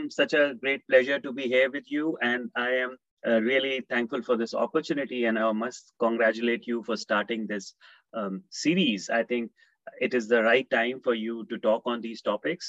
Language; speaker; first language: English; non-native, local second language; Hindi